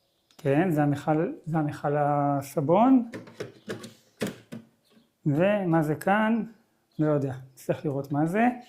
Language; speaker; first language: Hebrew; native; Hebrew